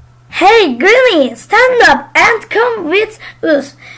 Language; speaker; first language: English; non-native, learner; Turkish